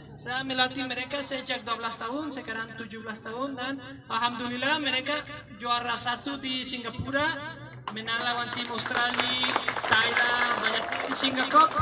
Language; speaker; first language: Indonesian; non-native, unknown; Spanish